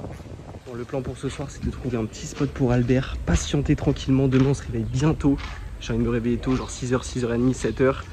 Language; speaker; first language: French; native; French